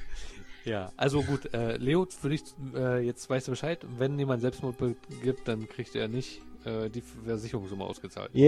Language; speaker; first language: German; native; German